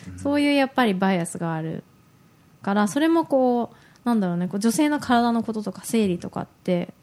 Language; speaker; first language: Japanese; early bilingual, heritage; Japanese